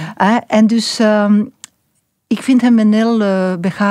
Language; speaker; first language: Dutch; non-native, local second language; French